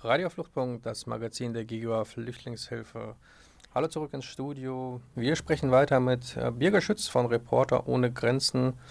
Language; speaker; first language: German; native; German